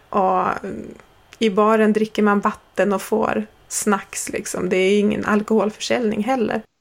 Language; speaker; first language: Swedish; native; Swedish